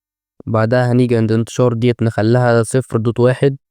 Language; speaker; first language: Arabic; native; Arabic